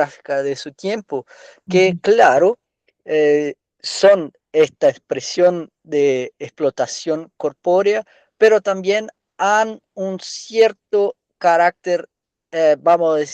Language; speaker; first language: Spanish; non-native, learner; Portuguese